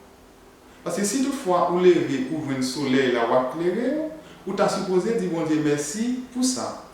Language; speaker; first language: French; non-native, learner; Haitian Creole